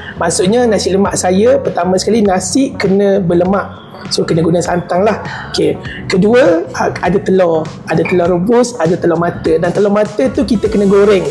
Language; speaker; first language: Malay; native; Malay